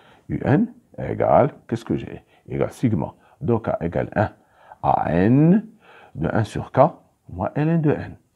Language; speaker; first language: French; non-native, local second language; Arabic